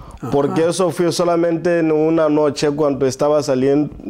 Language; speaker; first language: Spanish; non-native, learner; Southern Sotho